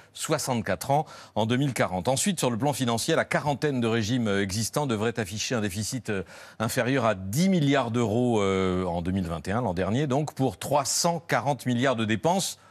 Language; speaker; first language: French; native; French